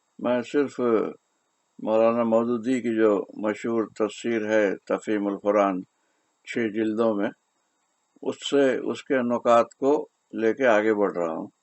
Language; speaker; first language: Urdu; native; Urdu